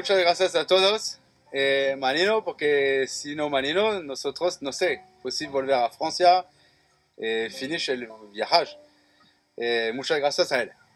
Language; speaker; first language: Spanish; non-native, learner; French